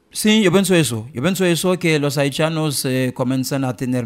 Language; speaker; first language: Spanish; non-native, learner; Haitian Creole